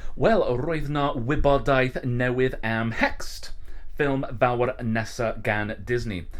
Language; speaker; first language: Welsh; non-native, learner; English